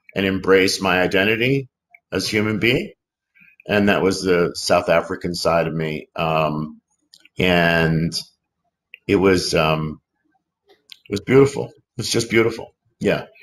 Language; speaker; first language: English; native; English